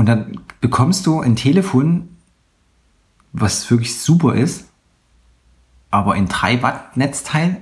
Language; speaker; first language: German; native; German